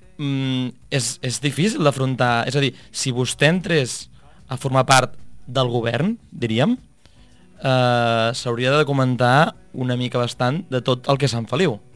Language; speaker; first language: Catalan; native; Catalan